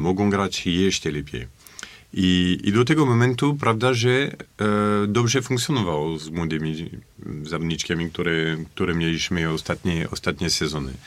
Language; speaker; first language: Polish; non-native, fluent; French